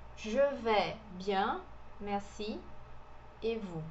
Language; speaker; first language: French; non-native, fluent; Portuguese